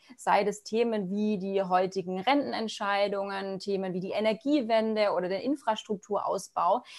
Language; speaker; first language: German; native; German